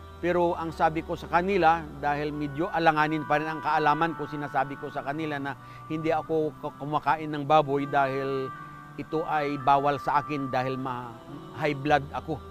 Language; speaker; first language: Filipino; non-native, local second language; Hiligaynon